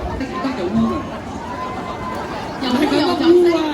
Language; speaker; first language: Chinese; native; Chinese